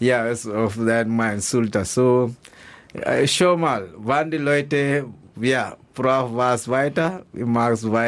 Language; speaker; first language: German; non-native, learner; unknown